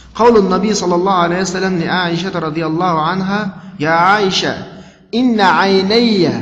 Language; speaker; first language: Arabic; non-native, fluent; Uzbek